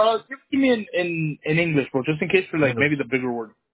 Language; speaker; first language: English; early bilingual, other home language; Spanish